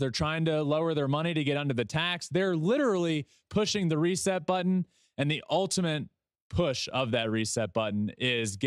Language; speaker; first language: English; native; English